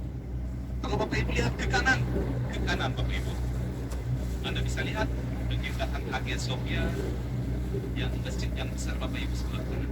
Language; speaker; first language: Indonesian; non-native, fluent; Turkish